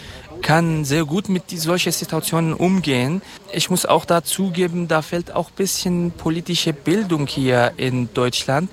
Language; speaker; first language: German; non-native, fluent; Kurdish